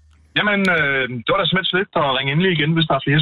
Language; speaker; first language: Danish; native; Danish